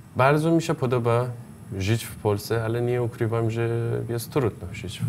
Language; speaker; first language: Polish; non-native, learner; Persian